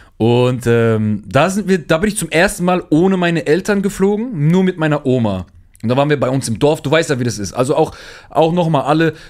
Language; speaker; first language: German; early bilingual, other home language; Turkish